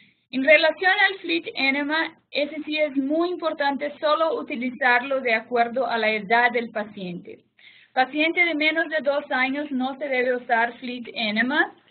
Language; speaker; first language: Spanish; non-native, fluent; Portuguese